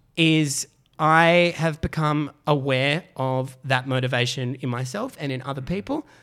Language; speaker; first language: English; native; English